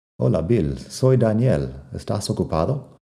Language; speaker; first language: Spanish; non-native, fluent; English